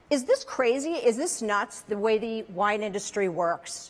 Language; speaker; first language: English; native; English